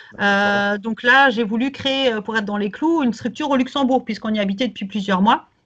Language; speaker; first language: French; native; French